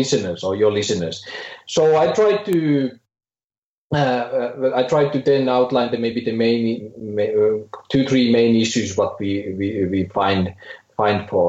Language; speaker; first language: English; non-native, fluent; Finnish